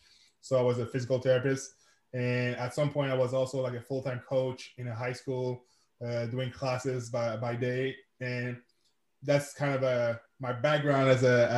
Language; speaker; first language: English; non-native, fluent; French